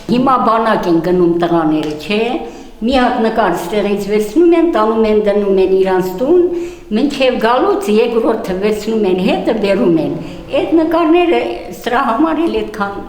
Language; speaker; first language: Armenian; non-native, local second language; Assyrian Neo-Aramaic